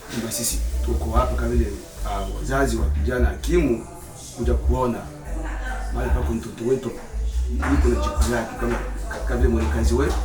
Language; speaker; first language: Swahili; native; Swahili